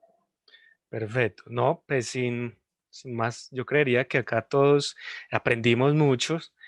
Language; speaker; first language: Spanish; native; Spanish